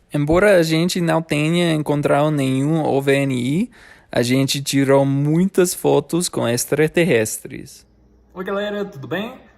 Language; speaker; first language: Portuguese; non-native, fluent; English